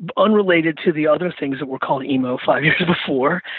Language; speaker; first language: English; native; English